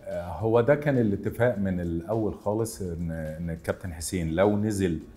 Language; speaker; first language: Arabic; native; Arabic